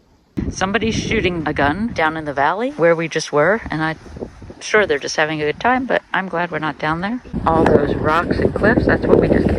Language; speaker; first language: English; native; English